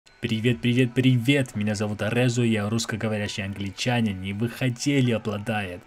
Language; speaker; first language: Russian; non-native, fluent; English